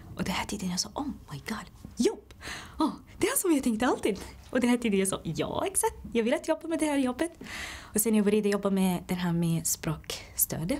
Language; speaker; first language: Swedish; non-native, learner; Somali